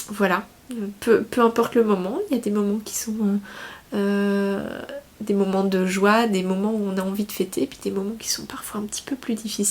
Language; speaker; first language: French; native; French